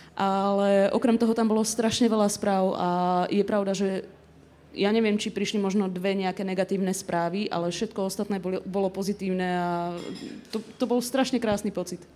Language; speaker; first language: Slovak; native; Slovak